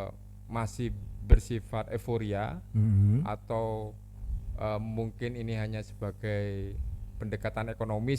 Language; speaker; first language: Indonesian; non-native, local second language; Javanese